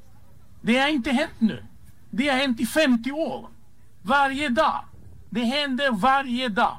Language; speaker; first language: Swedish; non-native, fluent; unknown